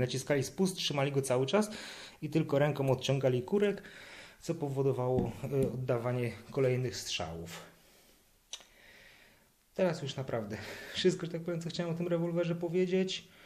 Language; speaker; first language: Polish; native; Polish